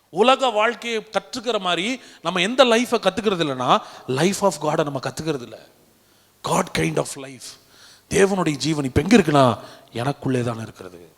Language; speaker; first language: Tamil; native; Tamil